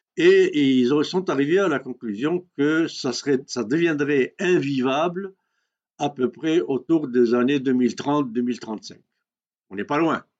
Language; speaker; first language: French; non-native, local second language; Kabyle